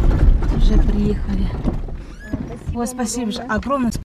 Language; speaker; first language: Russian; native; Russian